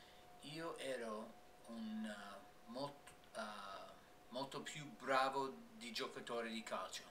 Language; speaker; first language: Italian; non-native, learner; English